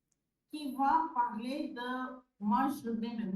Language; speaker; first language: French; non-native, learner; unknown